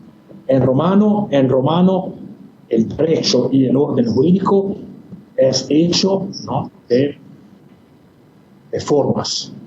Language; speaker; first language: Spanish; non-native, fluent; Italian